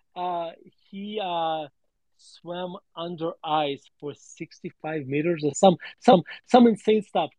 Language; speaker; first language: English; non-native, fluent; Russian